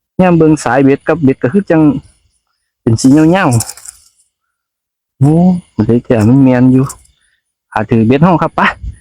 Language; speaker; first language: Thai; non-native, local second language; Northeastern Thai